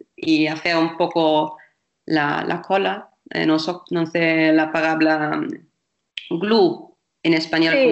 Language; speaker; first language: Spanish; non-native, fluent; German